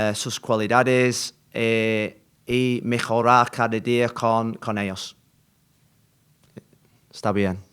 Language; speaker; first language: Spanish; non-native, learner; English